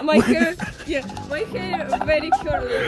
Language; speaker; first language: English; non-native, learner; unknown